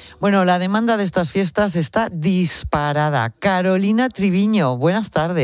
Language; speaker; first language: Spanish; native; Spanish